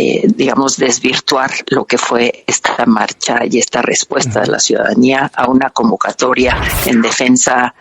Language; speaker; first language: Spanish; native; Spanish